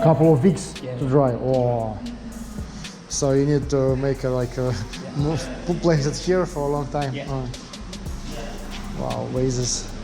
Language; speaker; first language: English; non-native, learner; Russian